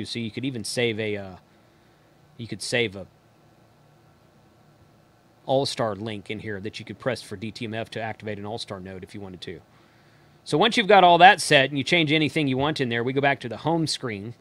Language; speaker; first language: English; native; English